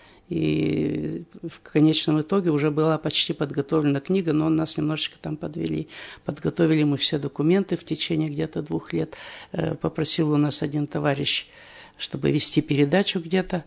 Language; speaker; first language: Russian; native; Russian